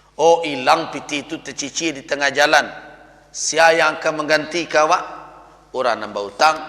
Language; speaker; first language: Malay; non-native, local second language; Minangkabau